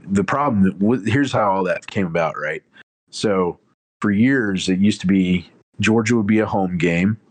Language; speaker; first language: English; native; English